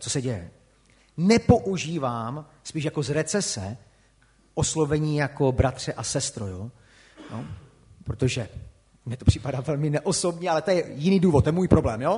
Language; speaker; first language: Czech; native; Czech